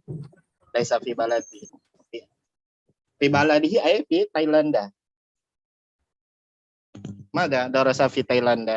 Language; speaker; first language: Arabic; non-native, fluent; Indonesian